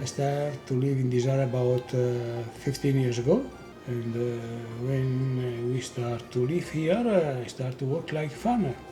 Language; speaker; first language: English; non-native, learner; Italian